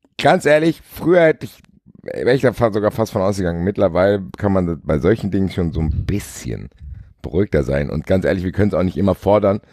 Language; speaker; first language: German; native; German